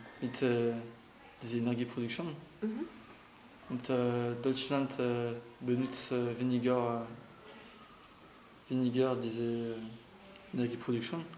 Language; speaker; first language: German; non-native, learner; French